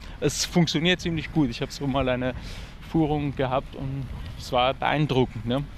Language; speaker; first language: German; non-native, fluent; Persian